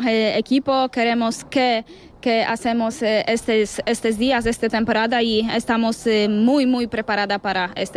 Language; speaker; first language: Spanish; non-native, learner; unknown